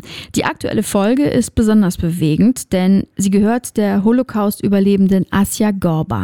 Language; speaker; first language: German; native; German